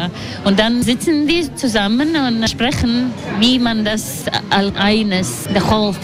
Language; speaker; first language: German; non-native, learner; Latvian